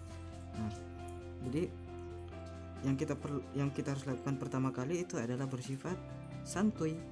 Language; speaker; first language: Indonesian; native; Indonesian